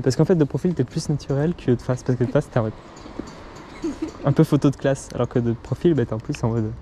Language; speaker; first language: French; native; French